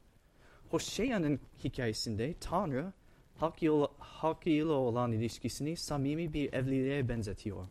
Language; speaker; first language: Turkish; non-native, fluent; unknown